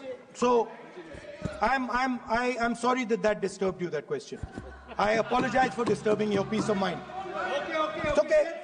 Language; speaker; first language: English; non-native, local second language; Hindi